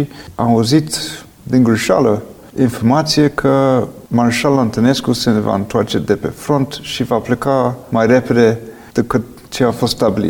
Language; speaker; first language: Romanian; non-native, fluent; English